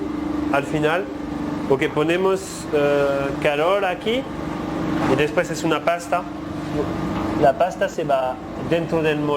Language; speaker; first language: Spanish; non-native, learner; French